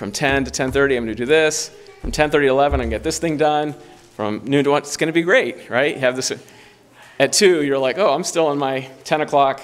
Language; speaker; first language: English; native; English